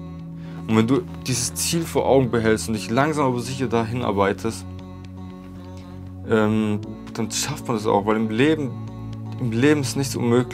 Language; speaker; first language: German; native; German